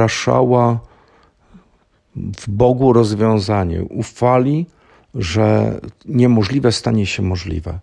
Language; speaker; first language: Polish; native; Polish